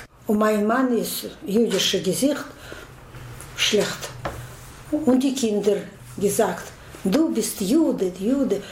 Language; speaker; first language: German; non-native, learner; Russian